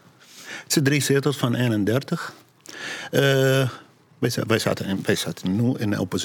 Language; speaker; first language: Dutch; non-native, learner; Arabic